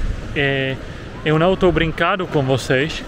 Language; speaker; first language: Portuguese; non-native, fluent; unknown